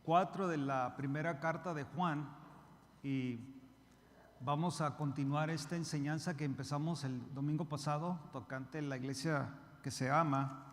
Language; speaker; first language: Spanish; early bilingual, heritage; Spanish